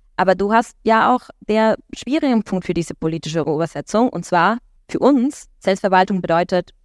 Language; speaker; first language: German; non-native, fluent; Spanish